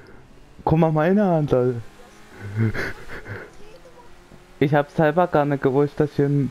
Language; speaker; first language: German; native; German